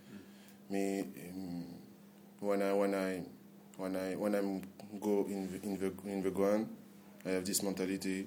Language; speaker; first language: English; non-native, learner; French